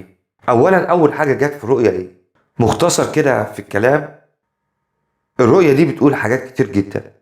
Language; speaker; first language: Arabic; native; Arabic